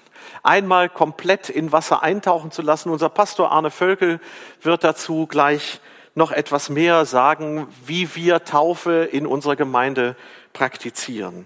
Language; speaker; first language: German; native; German